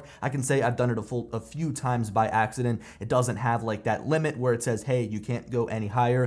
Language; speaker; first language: English; native; English